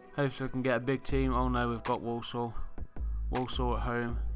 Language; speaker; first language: English; native; English